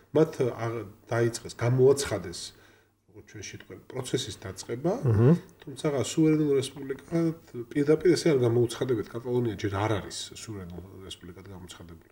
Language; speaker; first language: Georgian; native; Georgian